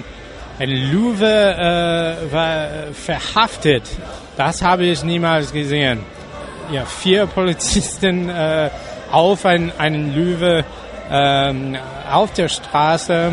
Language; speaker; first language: German; non-native, learner; English